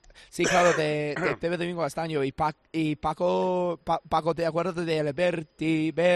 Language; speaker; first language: Spanish; non-native, fluent; English